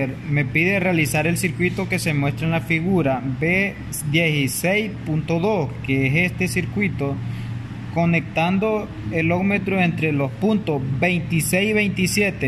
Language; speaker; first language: Spanish; native; Spanish